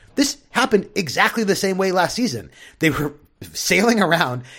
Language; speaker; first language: English; native; English